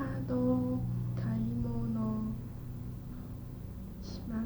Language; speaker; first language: Japanese; non-native, learner; English